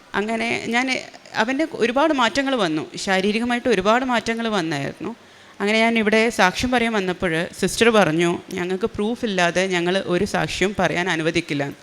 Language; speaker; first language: Malayalam; native; Malayalam